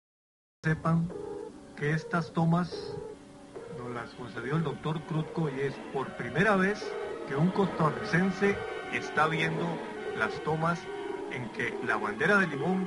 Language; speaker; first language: Spanish; native; Spanish